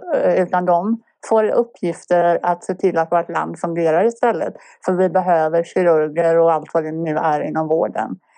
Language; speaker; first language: Swedish; non-native, fluent; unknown